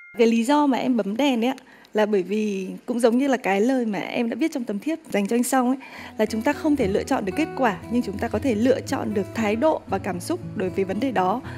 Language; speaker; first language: Vietnamese; native; Vietnamese